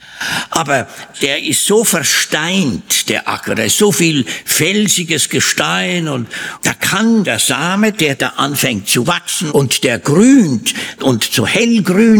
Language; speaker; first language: German; native; German